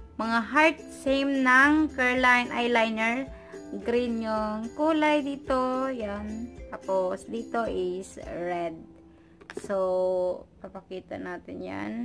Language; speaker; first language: Filipino; non-native, local second language; Cebuano